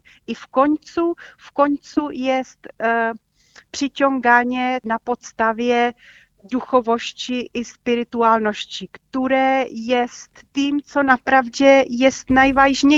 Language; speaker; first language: Polish; non-native, fluent; Czech